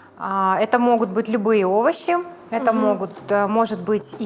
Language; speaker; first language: Russian; native; Russian